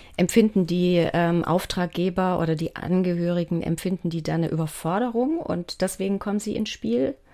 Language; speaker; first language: German; native; German